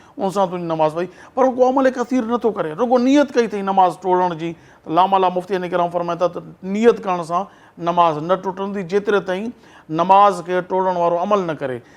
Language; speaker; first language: Sindhi; native; Sindhi